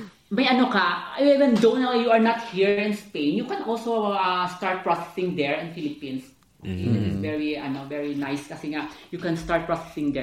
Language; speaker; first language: English; non-native, local second language; Hiligaynon